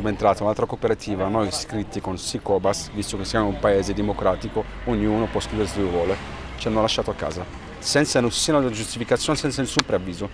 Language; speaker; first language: Italian; non-native, fluent; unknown